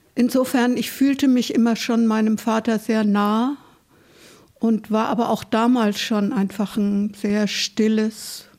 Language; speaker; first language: German; native; German